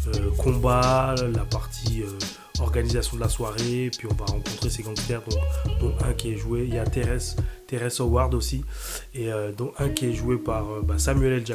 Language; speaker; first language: French; native; French